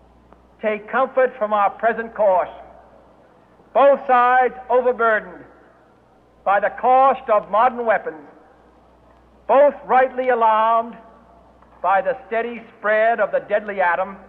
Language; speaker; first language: English; native; English